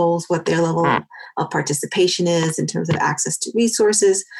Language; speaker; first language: English; native; English